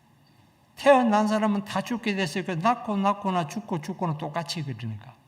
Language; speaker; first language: Korean; native; Korean